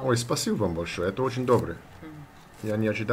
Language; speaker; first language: Russian; non-native, learner; English